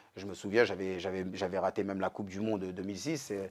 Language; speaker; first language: French; native; French